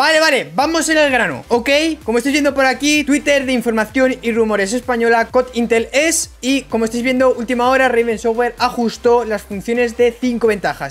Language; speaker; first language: Spanish; native; Spanish